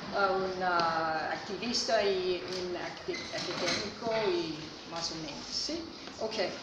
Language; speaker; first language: Spanish; non-native, learner; English